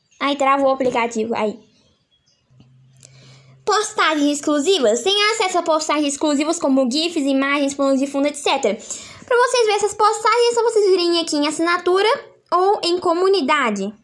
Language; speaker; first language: Portuguese; native; Portuguese